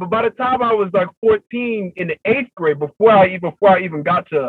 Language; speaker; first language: English; native; English